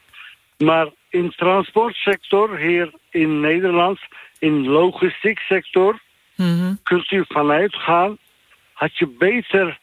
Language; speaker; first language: Dutch; non-native, fluent; Turkish